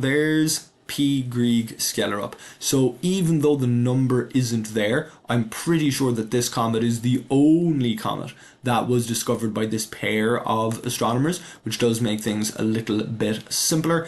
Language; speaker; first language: English; native; English